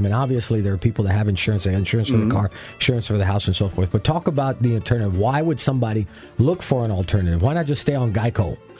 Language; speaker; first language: English; early bilingual, other home language; Spanish